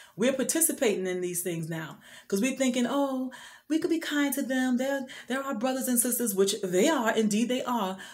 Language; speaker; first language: English; native; English